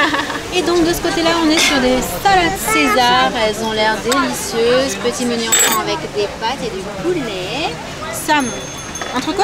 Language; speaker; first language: French; native; French